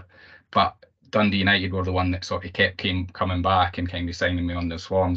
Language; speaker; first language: English; native; English